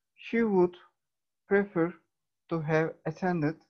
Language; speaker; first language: English; non-native, fluent; Turkish